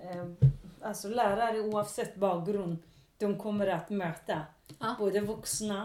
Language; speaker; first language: Swedish; non-native, local second language; Kurdish